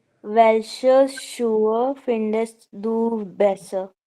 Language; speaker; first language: German; non-native, learner; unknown